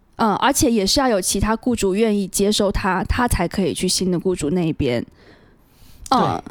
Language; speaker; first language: Chinese; native; Chinese